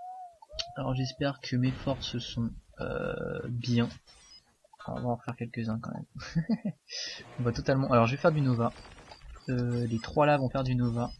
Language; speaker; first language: French; native; French